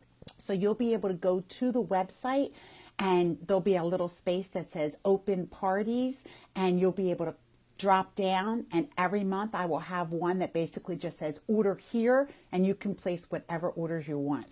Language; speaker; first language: English; native; English